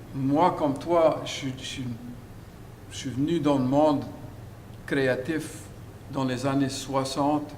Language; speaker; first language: French; early bilingual, heritage; French